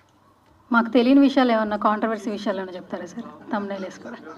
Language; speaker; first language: Telugu; native; Telugu